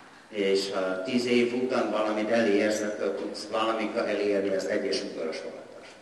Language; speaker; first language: Hungarian; non-native, learner; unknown